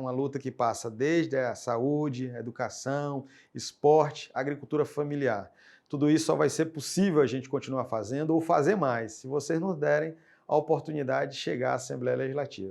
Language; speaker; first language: Portuguese; native; Portuguese